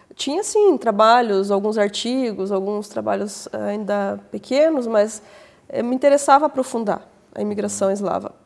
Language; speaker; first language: Portuguese; native; Portuguese